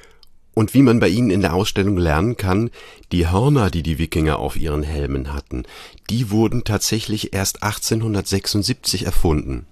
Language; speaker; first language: German; native; German